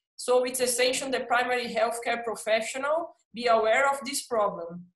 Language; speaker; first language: English; non-native, fluent; Portuguese